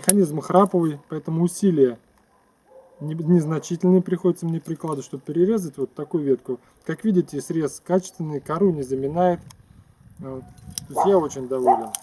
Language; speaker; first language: Russian; native; Russian